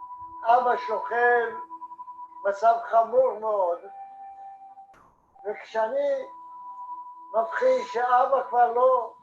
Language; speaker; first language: Hebrew; non-native, fluent; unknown